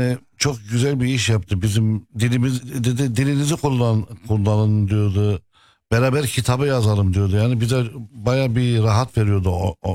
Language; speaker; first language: Turkish; non-native, fluent; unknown